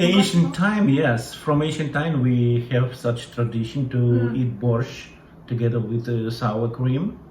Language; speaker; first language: English; non-native, learner; Russian